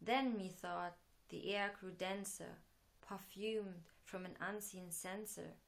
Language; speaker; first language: English; non-native, fluent; German